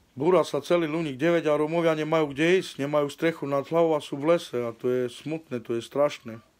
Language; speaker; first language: Slovak; native; Slovak